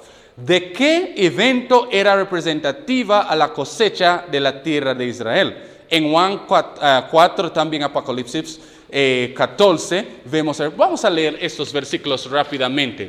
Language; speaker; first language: Spanish; non-native, fluent; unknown